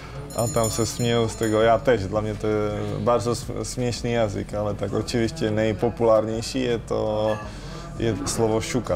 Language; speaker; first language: Polish; non-native, learner; Czech